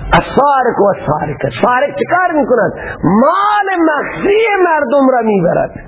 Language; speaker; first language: Persian; native; Persian